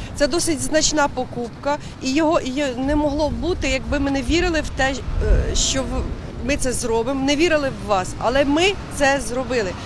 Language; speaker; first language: Ukrainian; native; Ukrainian